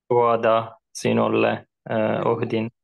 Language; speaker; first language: Finnish; non-native, learner; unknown